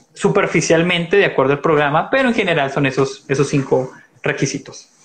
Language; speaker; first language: Spanish; native; Spanish